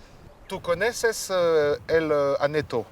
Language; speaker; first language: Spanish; non-native, learner; French